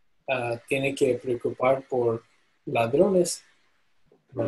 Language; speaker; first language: Spanish; non-native, fluent; English